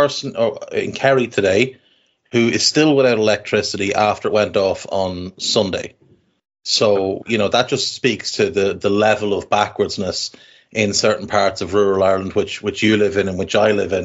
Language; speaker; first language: English; native; English